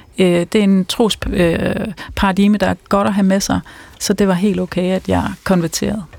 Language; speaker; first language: Danish; early bilingual, other home language; Persian